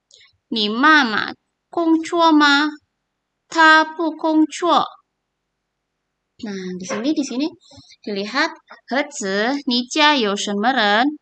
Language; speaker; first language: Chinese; non-native, fluent; Indonesian